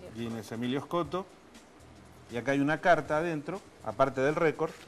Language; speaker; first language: Spanish; native; Spanish